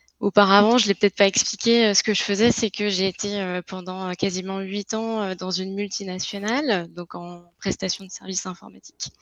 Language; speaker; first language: French; native; French